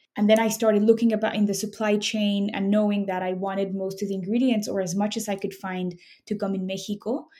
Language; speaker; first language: English; non-native, fluent; Spanish